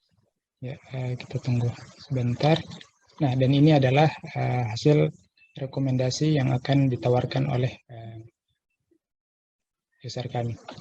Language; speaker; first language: Indonesian; native; Indonesian